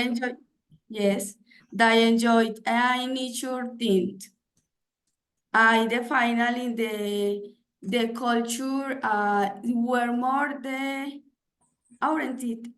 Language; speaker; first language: English; non-native, learner; Spanish